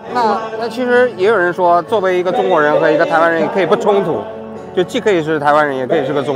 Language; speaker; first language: Chinese; native; Chinese